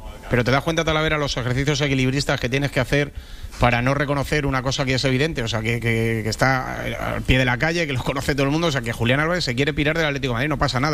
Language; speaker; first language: Spanish; native; Spanish